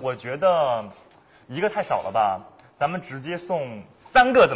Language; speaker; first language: Chinese; native; Chinese